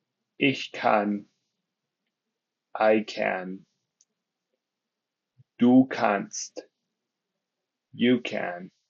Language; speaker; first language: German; non-native, fluent; English